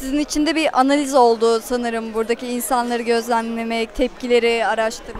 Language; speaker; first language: Turkish; native; Turkish